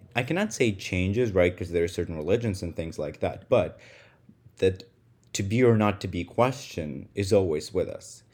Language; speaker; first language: English; non-native, fluent; Russian